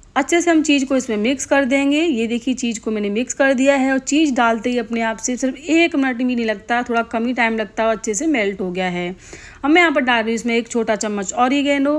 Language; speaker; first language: Hindi; native; Hindi